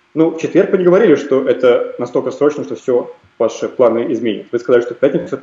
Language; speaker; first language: Russian; native; Russian